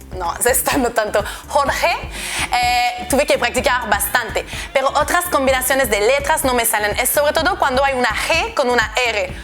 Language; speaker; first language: Spanish; non-native, fluent; French